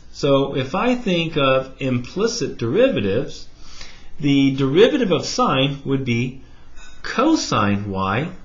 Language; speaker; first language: English; native; English